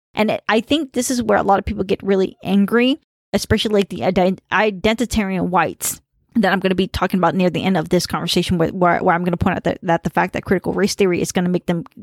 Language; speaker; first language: English; early bilingual, other home language; Khmer